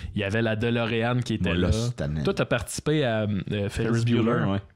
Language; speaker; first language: French; native; French